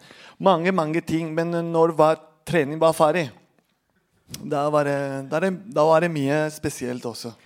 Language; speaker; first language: Norwegian; non-native, fluent; Spanish